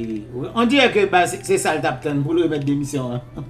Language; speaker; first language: Haitian Creole; native; Haitian Creole